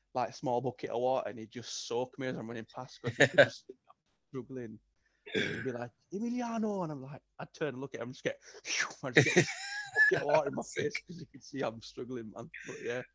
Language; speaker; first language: English; native; English